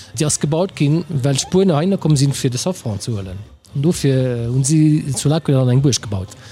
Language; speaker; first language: Luxembourgish; early bilingual, other home language; Italian